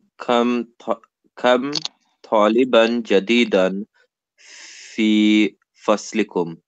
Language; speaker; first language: Arabic; non-native, learner; English